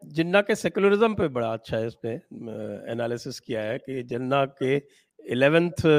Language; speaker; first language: Hindi; native; Hindi